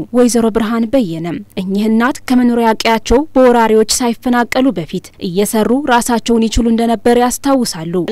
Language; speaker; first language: Amharic; non-native, local second language; Tigrinya